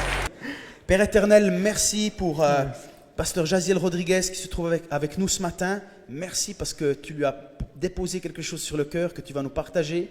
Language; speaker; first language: French; native; French